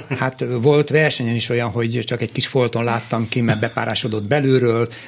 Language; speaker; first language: Hungarian; native; Hungarian